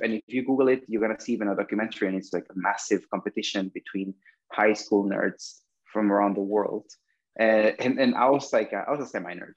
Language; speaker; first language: English; non-native, fluent; Spanish